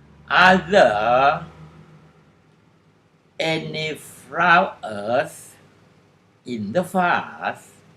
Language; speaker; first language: English; non-native, fluent; Thai